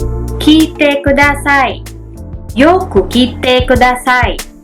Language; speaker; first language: Japanese; non-native, learner; Filipino